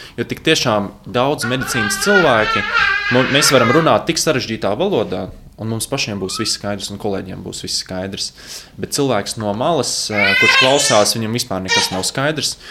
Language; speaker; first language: Latvian; non-native, local second language; Russian